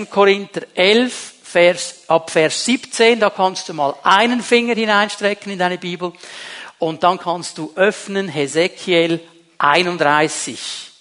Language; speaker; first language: German; native; German